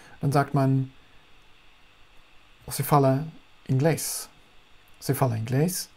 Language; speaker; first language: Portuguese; non-native, fluent; German